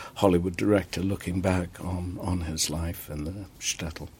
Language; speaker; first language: English; native; English